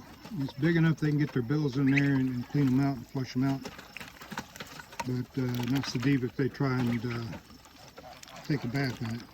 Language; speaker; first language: English; native; English